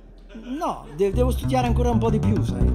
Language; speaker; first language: Italian; non-native, fluent; French